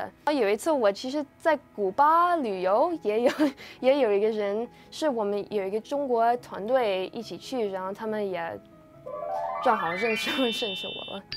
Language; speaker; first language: Chinese; early bilingual, heritage; Chinese